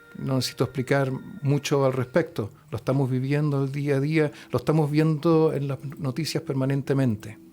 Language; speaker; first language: Spanish; native; Spanish